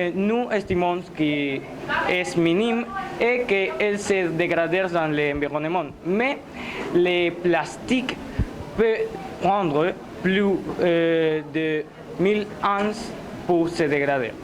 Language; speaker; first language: French; non-native, learner; Spanish